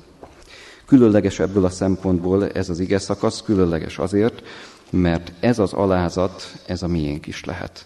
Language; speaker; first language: Hungarian; native; Hungarian